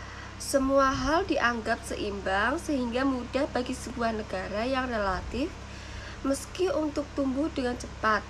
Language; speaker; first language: Indonesian; native; Indonesian